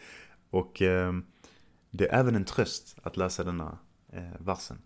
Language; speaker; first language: Swedish; native; Swedish